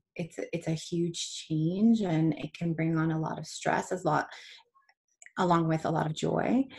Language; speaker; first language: English; early bilingual, other home language; Spanish